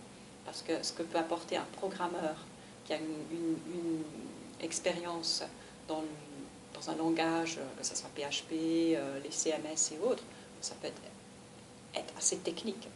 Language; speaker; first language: French; native; French